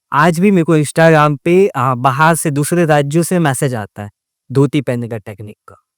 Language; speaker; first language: Hindi; non-native, local second language; Odia